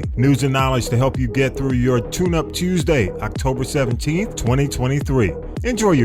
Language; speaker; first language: English; native; English